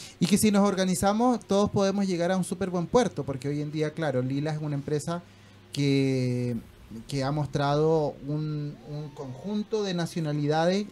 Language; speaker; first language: Spanish; native; Spanish